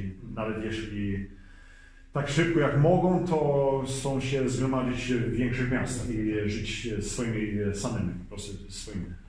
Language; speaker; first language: Polish; early bilingual, heritage; Swedish